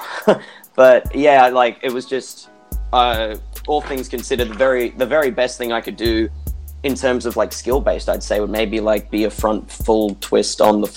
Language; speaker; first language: English; native; English